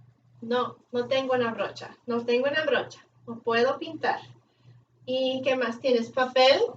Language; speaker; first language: Spanish; non-native, fluent; English